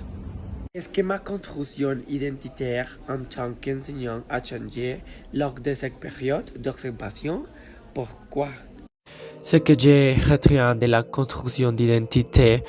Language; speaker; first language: French; non-native, learner; Spanish